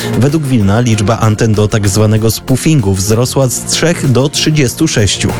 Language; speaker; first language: Polish; native; Polish